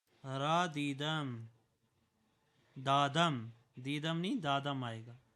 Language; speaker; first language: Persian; non-native, fluent; Urdu